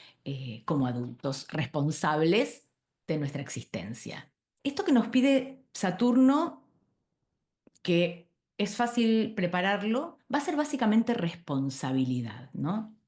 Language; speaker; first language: Spanish; native; Spanish